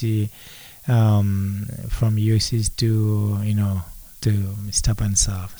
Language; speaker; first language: English; non-native, local second language; Nepali